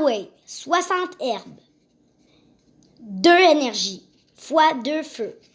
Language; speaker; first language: French; native; French